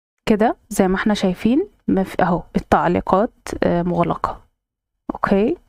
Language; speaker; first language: Arabic; native; Arabic